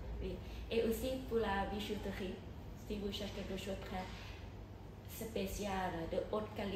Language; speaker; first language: French; non-native, fluent; Thai